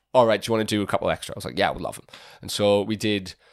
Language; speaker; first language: English; native; English